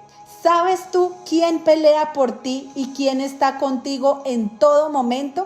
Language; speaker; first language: Spanish; native; Spanish